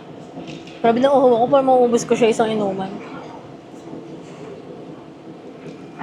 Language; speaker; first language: Filipino; native; Filipino